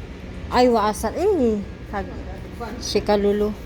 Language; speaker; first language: Arabic; non-native, learner; Filipino